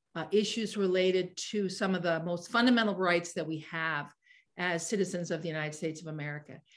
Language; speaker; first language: English; native; English